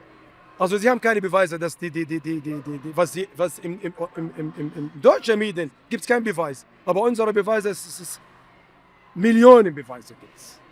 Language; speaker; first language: German; non-native, fluent; Arabic